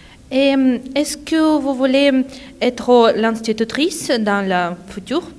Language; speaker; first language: French; non-native, fluent; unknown